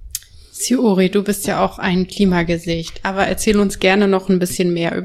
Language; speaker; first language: German; native; German